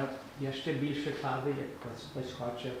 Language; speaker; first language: Ukrainian; early bilingual, heritage; Ukrainian